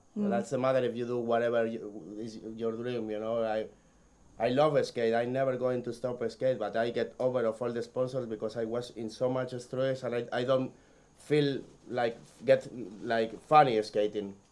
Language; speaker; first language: English; non-native, learner; Spanish